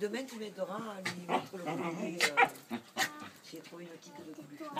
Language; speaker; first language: French; native; French